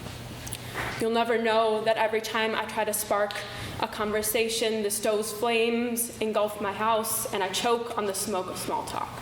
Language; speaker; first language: English; native; English